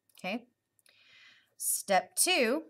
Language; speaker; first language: English; native; English